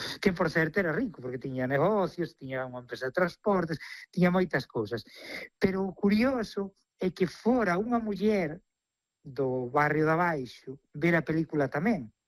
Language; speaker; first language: Galician; native; Galician